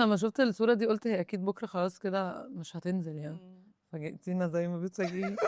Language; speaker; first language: Arabic; native; Arabic